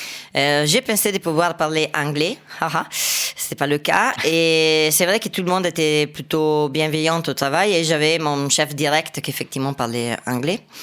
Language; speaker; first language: French; non-native, fluent; Italian